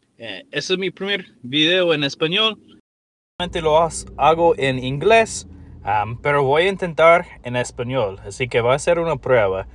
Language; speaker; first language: Spanish; non-native, learner; English